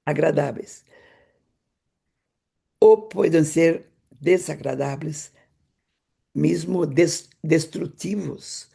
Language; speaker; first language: Spanish; non-native, fluent; Portuguese